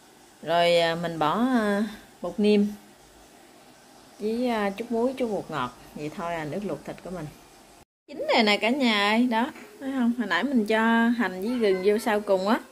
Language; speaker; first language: Vietnamese; native; Vietnamese